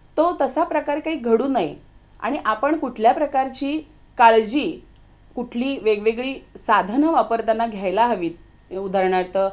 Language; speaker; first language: Marathi; native; Marathi